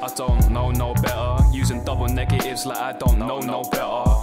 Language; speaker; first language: English; native; English